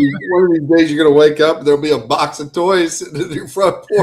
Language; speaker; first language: English; native; English